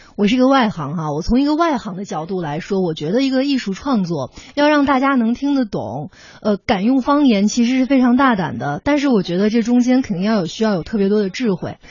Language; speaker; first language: Chinese; native; Chinese